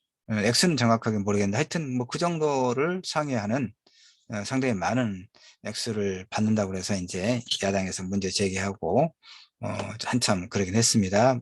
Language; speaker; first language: Korean; native; Korean